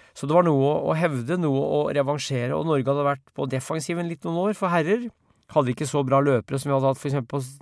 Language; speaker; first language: Norwegian; native; Norwegian